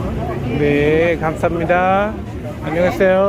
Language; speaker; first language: Korean; non-native, learner; Bangla